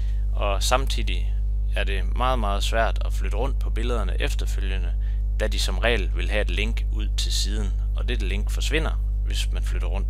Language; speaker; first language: Danish; native; Danish